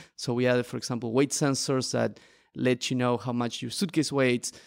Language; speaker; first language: English; non-native, fluent; Spanish